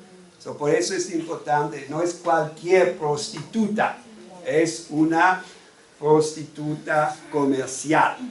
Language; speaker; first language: Spanish; non-native, fluent; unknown